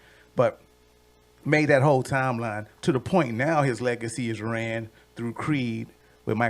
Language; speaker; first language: English; native; English